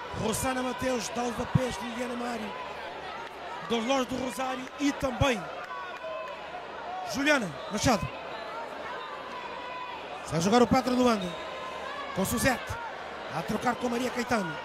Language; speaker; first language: Portuguese; native; Portuguese